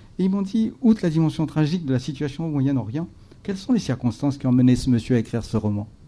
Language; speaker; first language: French; native; French